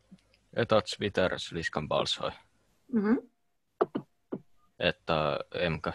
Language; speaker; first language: Russian; non-native, learner; Finnish